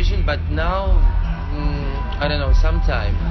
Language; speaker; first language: English; non-native, learner; Russian